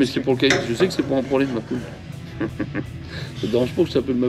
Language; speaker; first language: French; native; French